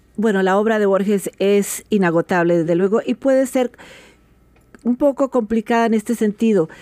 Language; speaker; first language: Spanish; native; Spanish